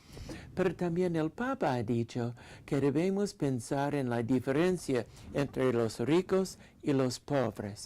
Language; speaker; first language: Spanish; non-native, fluent; English